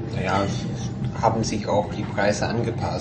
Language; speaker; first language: German; non-native, fluent; English